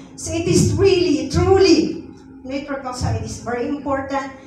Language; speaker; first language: English; non-native, local second language; Filipino